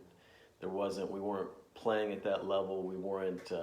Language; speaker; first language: English; native; English